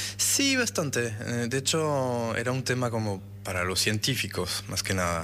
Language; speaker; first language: Spanish; non-native, fluent; French